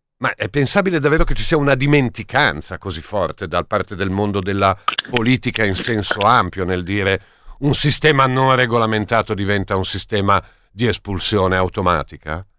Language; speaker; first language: Italian; native; Italian